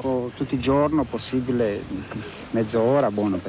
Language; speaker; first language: Italian; non-native, learner; Croatian